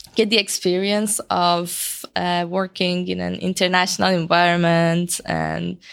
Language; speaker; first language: English; non-native, fluent; Persian